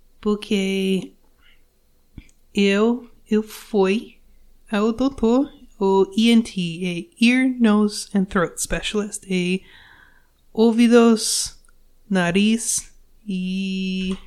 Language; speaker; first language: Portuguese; non-native, learner; English